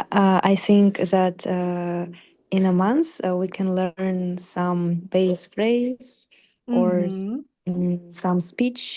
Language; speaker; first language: English; non-native, learner; Russian